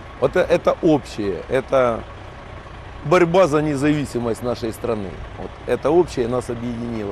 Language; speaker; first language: Russian; native; Russian